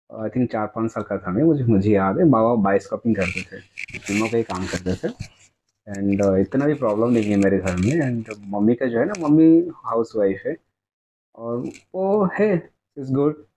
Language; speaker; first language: Hindi; non-native, local second language; Odia